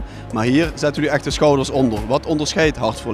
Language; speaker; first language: Dutch; native; Dutch